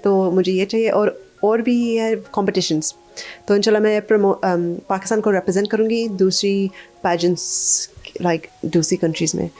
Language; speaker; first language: Urdu; early bilingual, heritage; Urdu